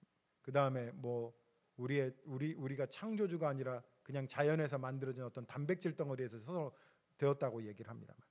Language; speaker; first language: Korean; native; Korean